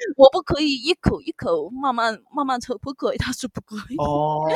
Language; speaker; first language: Chinese; non-native, local second language; Cantonese